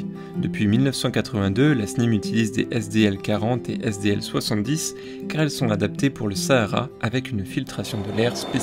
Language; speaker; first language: French; native; French